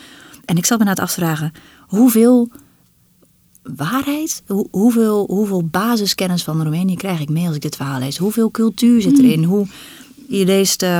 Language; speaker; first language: Dutch; native; Dutch